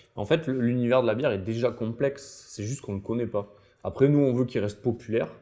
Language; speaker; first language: French; native; French